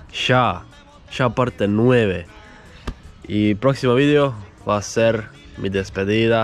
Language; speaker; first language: Spanish; non-native, fluent; Estonian